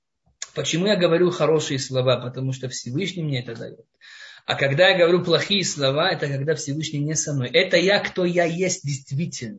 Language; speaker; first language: Russian; non-native, fluent; Hebrew